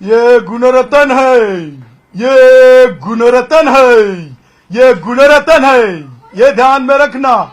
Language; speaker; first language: Hindi; non-native, local second language; Marathi